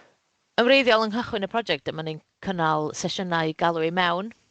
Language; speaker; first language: Welsh; native; Welsh